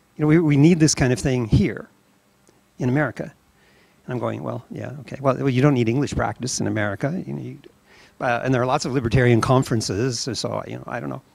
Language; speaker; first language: English; native; English